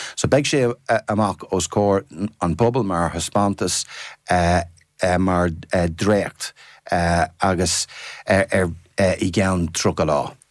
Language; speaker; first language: Irish; non-native, fluent; English